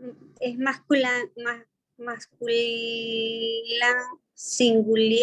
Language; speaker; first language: French; non-native, learner; Spanish